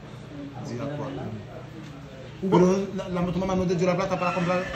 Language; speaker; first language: Spanish; non-native, fluent; Haitian Creole